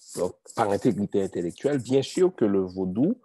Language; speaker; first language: French; native; French